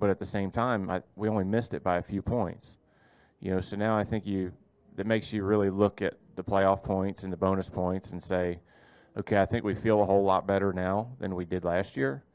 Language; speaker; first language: English; native; English